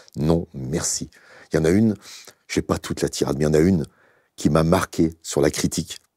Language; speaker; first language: French; native; French